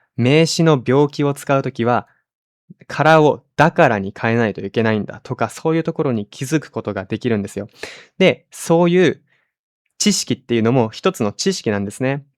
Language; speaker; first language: Japanese; native; Japanese